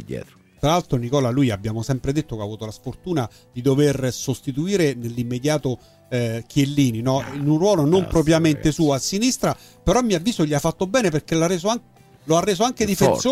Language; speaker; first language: Italian; native; Italian